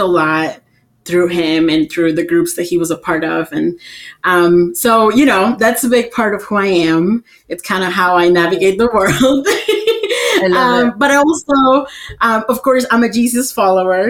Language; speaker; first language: English; early bilingual, other home language; Spanish